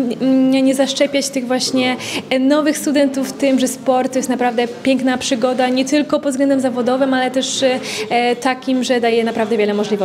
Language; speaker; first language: Polish; native; Polish